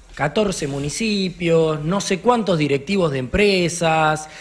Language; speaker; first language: Spanish; native; Spanish